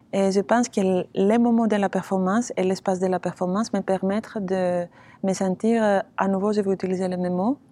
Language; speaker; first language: French; non-native, fluent; Greek